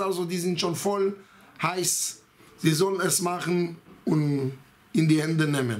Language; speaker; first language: German; non-native, fluent; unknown